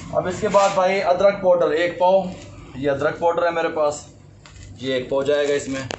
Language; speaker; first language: Urdu; non-native, local second language; Punjabi